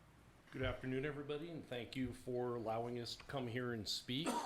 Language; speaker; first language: English; native; English